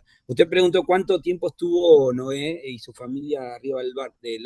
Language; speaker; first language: Spanish; native; Spanish